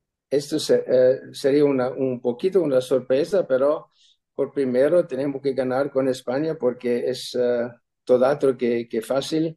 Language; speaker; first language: Spanish; non-native, fluent; German